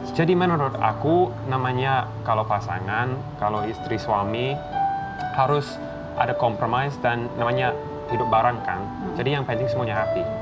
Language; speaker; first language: Indonesian; non-native, fluent; English